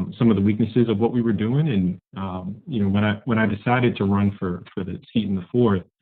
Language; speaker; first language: English; native; English